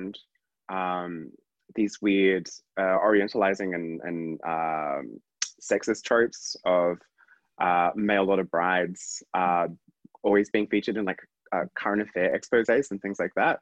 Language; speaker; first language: English; native; English